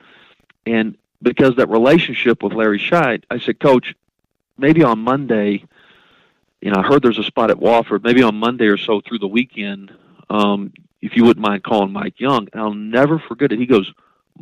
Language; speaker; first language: English; native; English